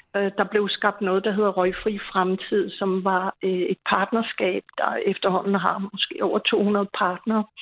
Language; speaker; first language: Danish; native; Danish